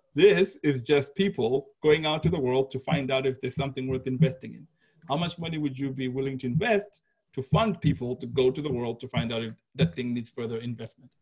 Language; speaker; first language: English; non-native, local second language; Shona